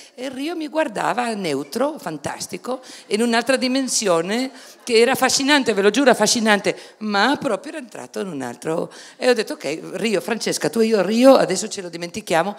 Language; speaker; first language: Italian; non-native, fluent; Spanish